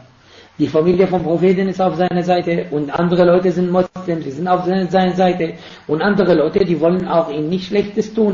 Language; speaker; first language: German; non-native, fluent; Arabic